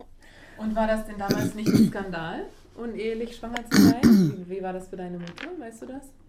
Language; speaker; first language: German; native; German